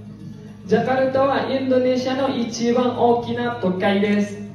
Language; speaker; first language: Japanese; non-native, learner; Indonesian